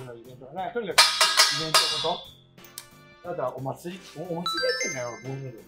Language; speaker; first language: Japanese; native; Japanese